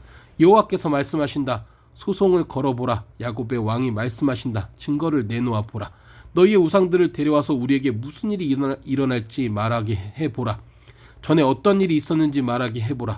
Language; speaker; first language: Korean; native; Korean